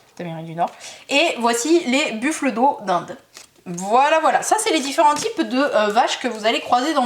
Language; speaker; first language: French; native; French